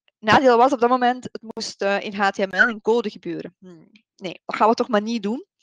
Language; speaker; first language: Dutch; native; Dutch